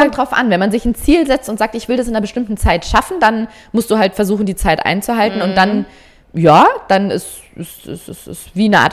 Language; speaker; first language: German; native; German